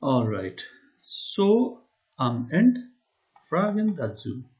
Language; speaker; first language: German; non-native, learner; Hindi